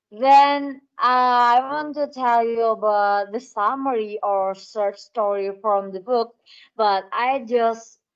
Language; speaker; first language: English; non-native, learner; Indonesian